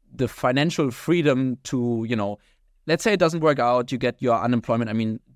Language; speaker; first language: English; non-native, fluent; German